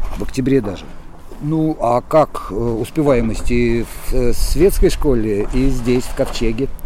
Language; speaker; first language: Russian; native; Russian